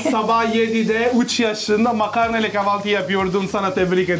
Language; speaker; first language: Turkish; non-native, learner; Italian